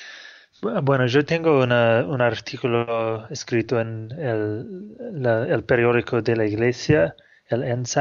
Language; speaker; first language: Spanish; non-native, fluent; English